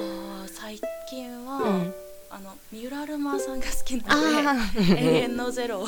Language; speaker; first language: Japanese; non-native, fluent; Korean